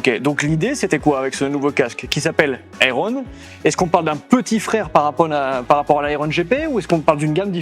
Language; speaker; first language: French; native; French